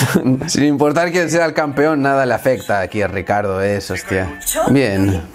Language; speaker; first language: Spanish; native; Spanish